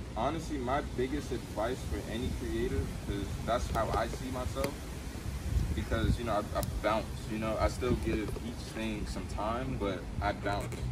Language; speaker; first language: English; native; English